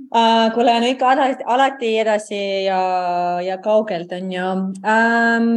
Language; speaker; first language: Estonian; non-native, local second language; Russian